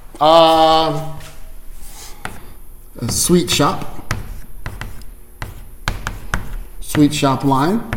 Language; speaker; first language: Japanese; non-native, learner; English